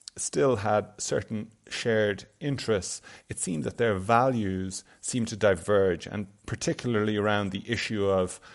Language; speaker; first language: English; native; English